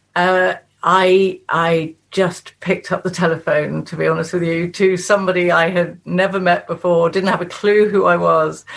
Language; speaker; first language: English; native; English